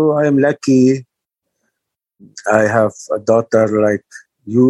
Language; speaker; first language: English; non-native, learner; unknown